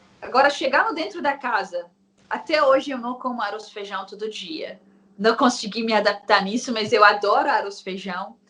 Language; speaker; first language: Portuguese; non-native, fluent; Arabic